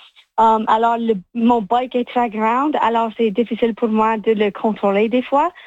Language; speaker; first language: French; non-native, local second language; English